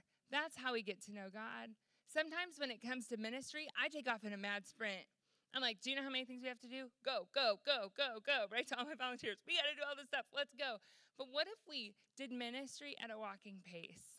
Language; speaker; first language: English; native; English